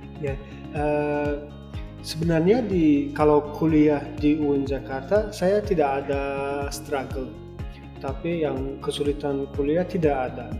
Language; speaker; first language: Indonesian; non-native, fluent; Turkmen